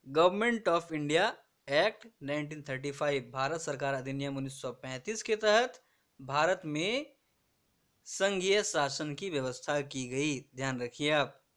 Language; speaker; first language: Hindi; native; Hindi